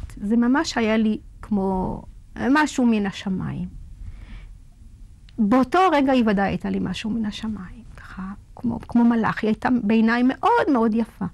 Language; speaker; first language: Hebrew; non-native, fluent; Yiddish